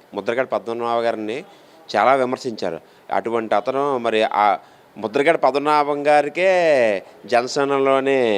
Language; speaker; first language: Telugu; native; Telugu